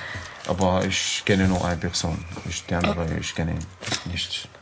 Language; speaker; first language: German; non-native, learner; Arabic